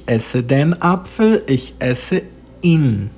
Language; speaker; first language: German; non-native, fluent; Portuguese